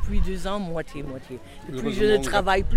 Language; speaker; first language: French; non-native, fluent; German